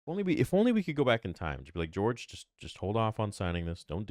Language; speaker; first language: English; native; English